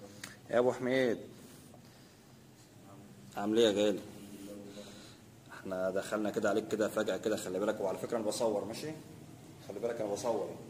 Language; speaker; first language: Arabic; native; Arabic